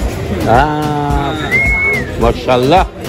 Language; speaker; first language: English; non-native, learner; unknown